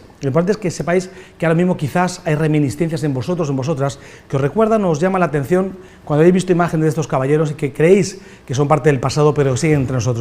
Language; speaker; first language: Spanish; native; Spanish